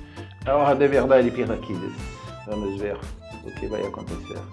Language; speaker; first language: Portuguese; non-native, fluent; French